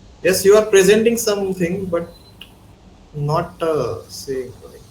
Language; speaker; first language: English; non-native, learner; Hindi